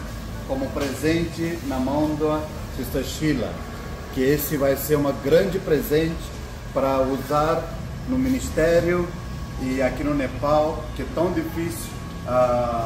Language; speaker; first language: Portuguese; non-native, learner; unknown